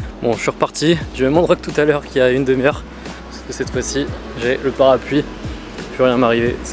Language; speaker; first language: French; native; French